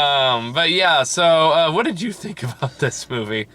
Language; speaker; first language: English; native; English